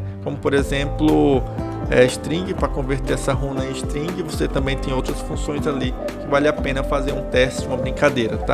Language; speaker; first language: Portuguese; native; Portuguese